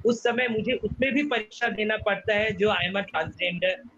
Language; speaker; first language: Hindi; non-native, local second language; Bangla